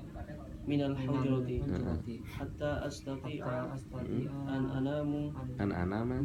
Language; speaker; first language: Arabic; non-native, learner; Indonesian